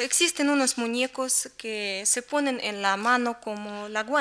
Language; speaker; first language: Spanish; non-native, learner; Russian